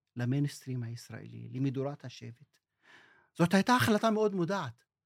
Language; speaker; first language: Hebrew; non-native, local second language; Arabic